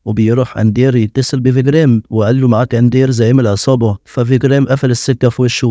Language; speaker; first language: Arabic; native; Arabic